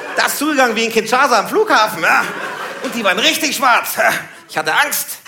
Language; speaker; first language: German; early bilingual, other home language; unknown